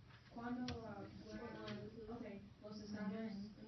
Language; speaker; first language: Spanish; non-native, learner; English